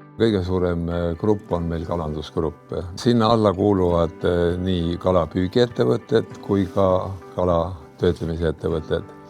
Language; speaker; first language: Estonian; native; Estonian